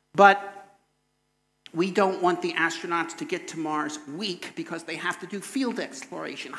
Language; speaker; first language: English; native; English